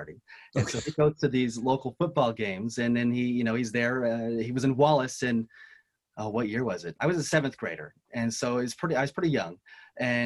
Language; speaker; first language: English; native; English